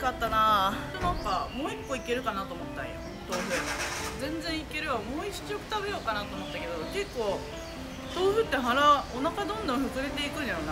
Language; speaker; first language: Japanese; native; Japanese